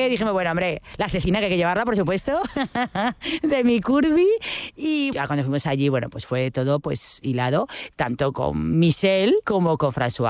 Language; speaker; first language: Spanish; native; Spanish